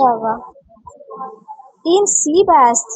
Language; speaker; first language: Persian; non-native, learner; Urdu